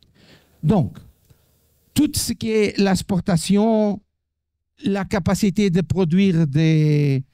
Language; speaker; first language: French; non-native, fluent; Portuguese